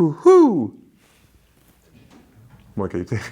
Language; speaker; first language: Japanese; non-native, fluent; English